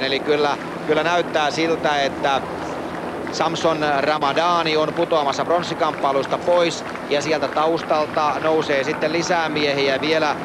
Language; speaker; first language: Finnish; native; Finnish